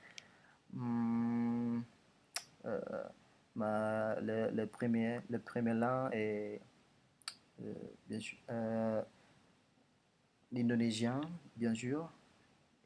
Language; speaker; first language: French; non-native, learner; Indonesian